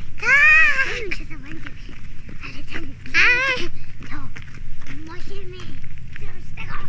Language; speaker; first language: Polish; early bilingual, heritage; Polish